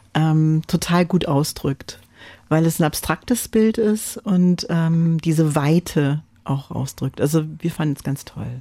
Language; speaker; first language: German; non-native, fluent; French